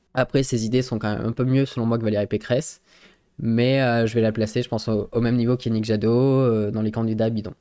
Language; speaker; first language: French; native; French